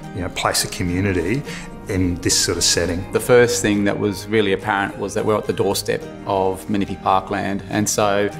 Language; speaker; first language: English; native; English